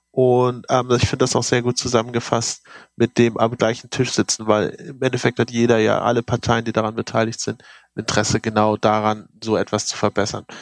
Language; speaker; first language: German; native; German